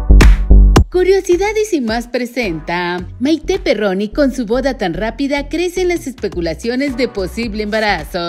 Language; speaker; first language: Spanish; native; Spanish